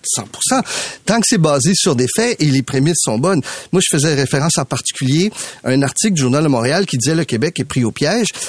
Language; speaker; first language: French; early bilingual, other home language; Spanish